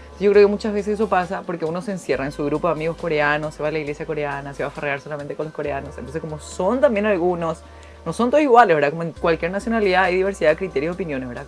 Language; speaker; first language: Spanish; early bilingual, other home language; Korean